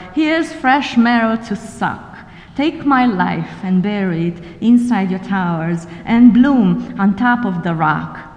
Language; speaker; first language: English; non-native, fluent; Romanian